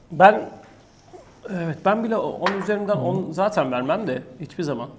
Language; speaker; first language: Turkish; early bilingual, heritage; Turkish